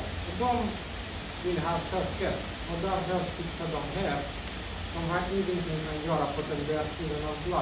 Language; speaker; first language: Swedish; non-native, learner; Russian